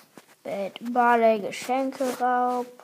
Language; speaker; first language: German; native; German